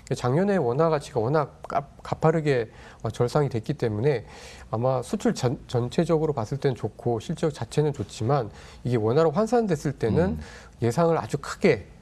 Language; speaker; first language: Korean; native; Korean